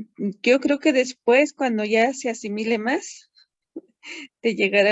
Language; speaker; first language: Spanish; native; Spanish